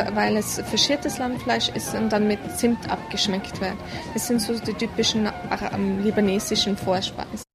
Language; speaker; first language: German; native; German